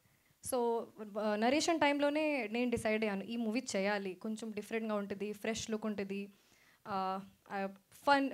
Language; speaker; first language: Telugu; non-native, fluent; Hindi